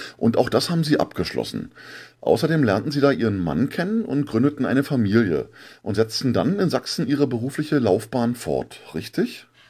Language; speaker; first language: German; native; German